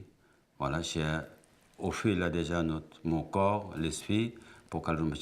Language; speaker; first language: French; non-native, learner; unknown